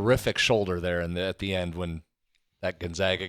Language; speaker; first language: English; native; English